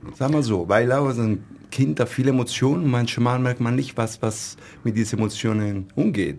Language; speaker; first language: German; non-native, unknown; Italian